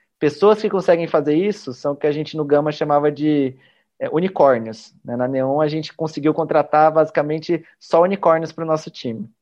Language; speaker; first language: Portuguese; native; Portuguese